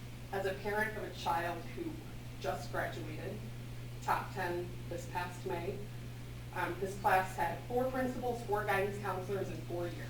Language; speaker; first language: English; native; English